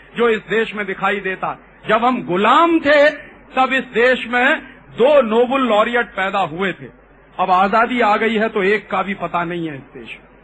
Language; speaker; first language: Hindi; native; Hindi